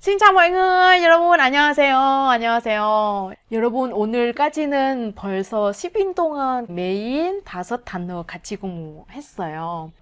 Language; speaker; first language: Korean; non-native, learner; Vietnamese